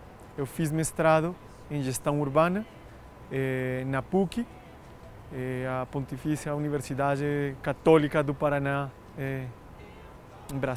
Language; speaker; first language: Portuguese; non-native, fluent; Spanish